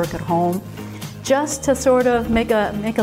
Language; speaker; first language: English; early bilingual, other home language; Spanish